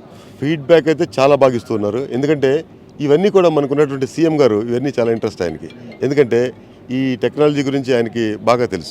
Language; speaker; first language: Telugu; native; Telugu